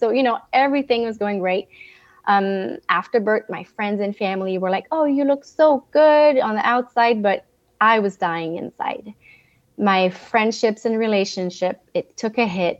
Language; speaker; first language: English; non-native, fluent; French